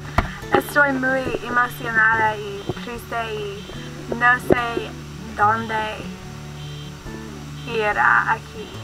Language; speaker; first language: Spanish; non-native, learner; English